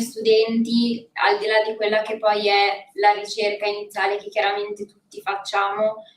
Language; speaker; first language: Italian; native; Italian